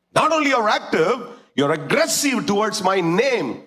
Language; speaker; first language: English; non-native, local second language; Tamil